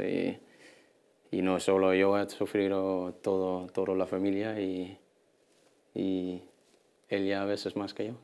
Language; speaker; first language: Spanish; non-native, learner; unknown